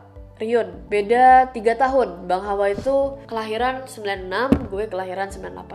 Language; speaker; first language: Indonesian; native; Indonesian